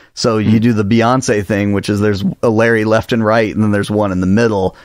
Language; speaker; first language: English; native; English